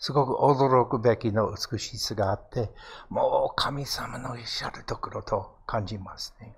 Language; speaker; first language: Japanese; non-native, fluent; English